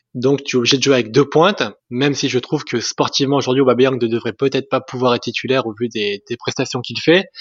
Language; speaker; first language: French; native; French